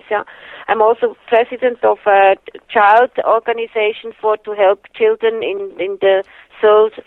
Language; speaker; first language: English; non-native, fluent; Swiss German